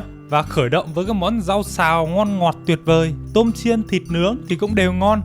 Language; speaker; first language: Vietnamese; native; Vietnamese